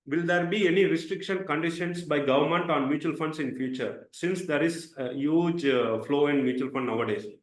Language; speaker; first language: English; non-native, local second language; Tamil